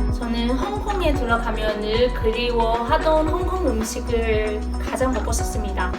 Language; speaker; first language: Korean; non-native, fluent; Cantonese